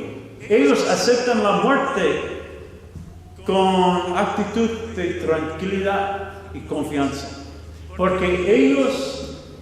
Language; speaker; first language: Spanish; non-native, fluent; English